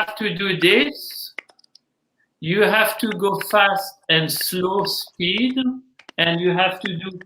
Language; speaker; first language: English; non-native, fluent; French